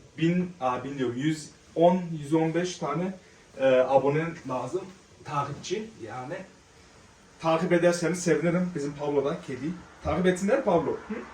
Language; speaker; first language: Turkish; early bilingual, heritage; Turkish